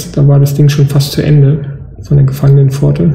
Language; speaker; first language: German; native; German